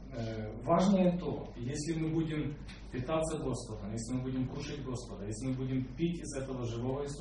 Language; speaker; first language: Russian; non-native, local second language; Ukrainian